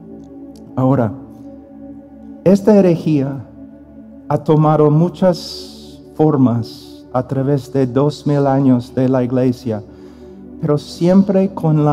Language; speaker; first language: Spanish; non-native, fluent; English